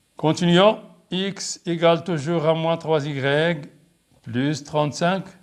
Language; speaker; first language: French; non-native, local second language; Arabic